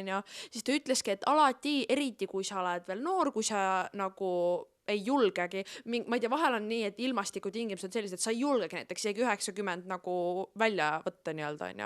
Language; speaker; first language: Estonian; native; Estonian